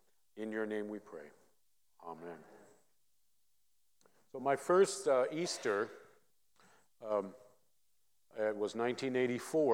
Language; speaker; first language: English; early bilingual, other home language; Vietnamese